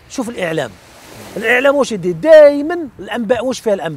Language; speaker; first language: Arabic; native; Arabic